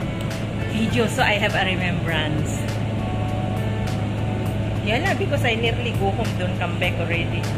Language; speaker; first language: English; non-native, learner; Filipino